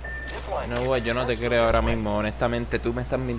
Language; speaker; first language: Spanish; early bilingual, heritage; Spanish